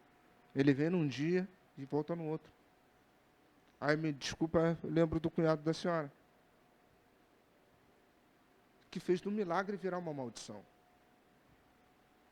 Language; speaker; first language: Portuguese; native; Portuguese